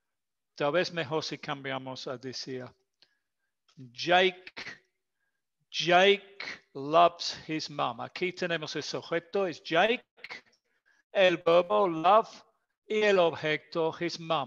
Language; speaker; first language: Spanish; non-native, fluent; English